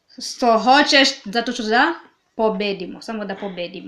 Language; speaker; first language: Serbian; non-native, learner; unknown